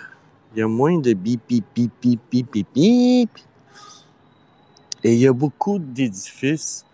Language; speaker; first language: French; non-native, fluent; English